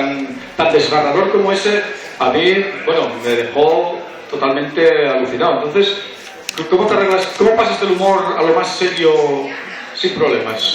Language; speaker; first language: Spanish; native; Spanish